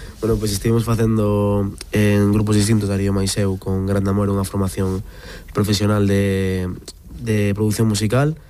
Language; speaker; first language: Galician; non-native, local second language; Spanish